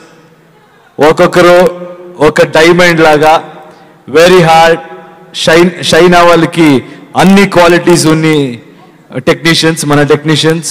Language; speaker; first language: Telugu; non-native, learner; Kannada